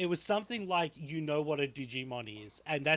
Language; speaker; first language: English; native; English